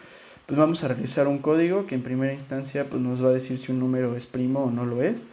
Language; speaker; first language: Spanish; native; Spanish